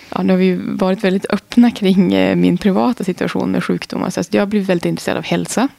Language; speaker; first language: Swedish; native; Swedish